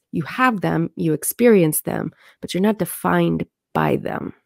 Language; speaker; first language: English; native; English